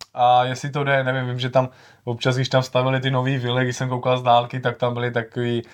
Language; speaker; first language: Czech; native; Czech